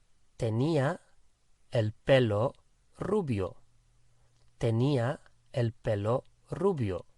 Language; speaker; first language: Spanish; non-native, fluent; English